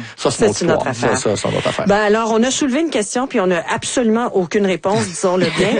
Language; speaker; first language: French; native; French